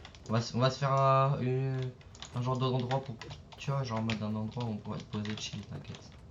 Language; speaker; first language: French; native; French